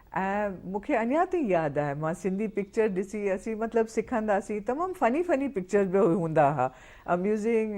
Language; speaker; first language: Sindhi; early bilingual, heritage; Sindhi